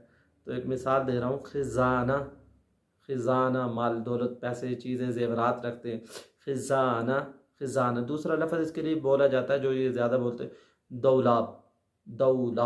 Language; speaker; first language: Urdu; native; Urdu